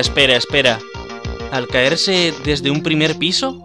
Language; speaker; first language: Spanish; native; Spanish